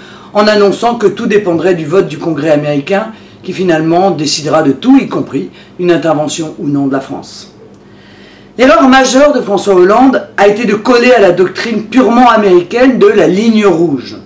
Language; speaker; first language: French; native; French